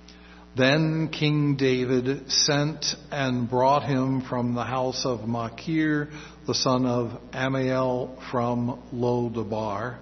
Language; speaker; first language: English; native; English